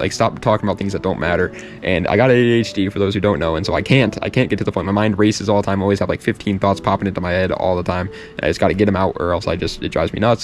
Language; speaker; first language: English; native; English